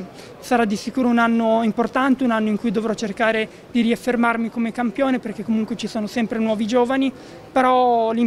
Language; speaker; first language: Italian; native; Italian